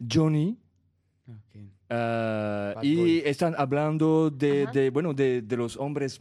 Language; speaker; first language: Spanish; non-native, fluent; French